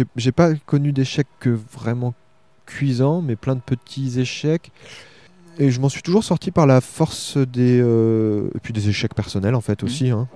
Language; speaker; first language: French; native; French